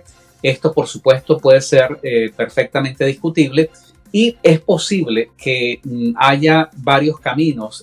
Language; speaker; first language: Spanish; native; Spanish